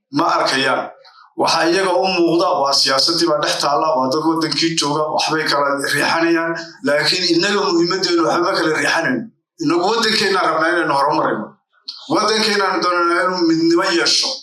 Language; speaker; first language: Somali; native; Somali